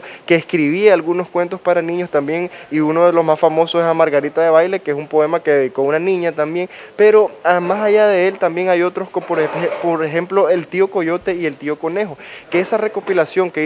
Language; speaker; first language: Spanish; native; Spanish